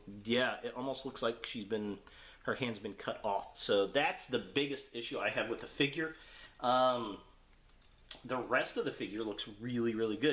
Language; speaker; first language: English; native; English